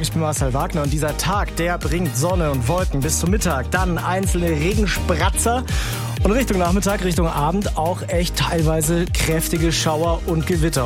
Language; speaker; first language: German; native; German